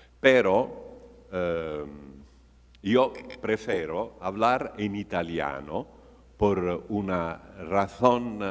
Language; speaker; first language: Spanish; non-native, fluent; Italian